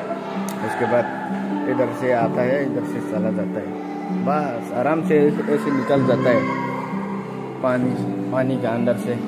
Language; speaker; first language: Hindi; non-native, local second language; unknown